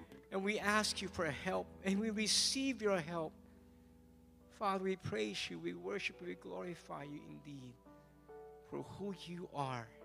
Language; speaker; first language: English; non-native, local second language; Min Nan Chinese